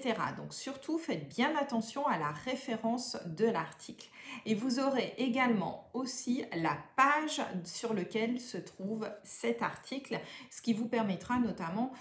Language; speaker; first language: French; native; French